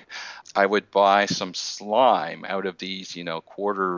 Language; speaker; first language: English; native; English